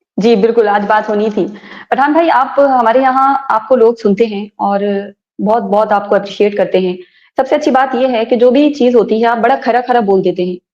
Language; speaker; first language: Hindi; native; Hindi